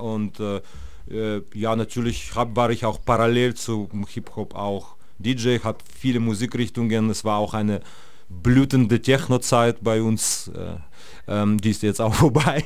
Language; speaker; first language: German; non-native, fluent; Russian